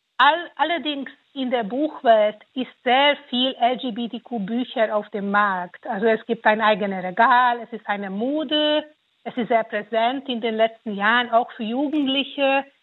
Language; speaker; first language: German; non-native, fluent; Hungarian